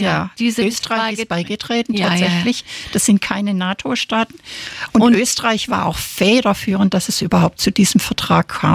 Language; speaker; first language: German; native; German